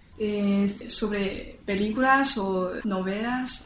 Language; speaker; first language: Spanish; non-native, learner; Chinese